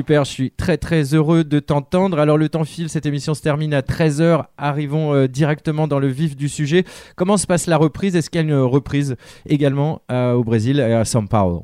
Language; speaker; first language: French; native; French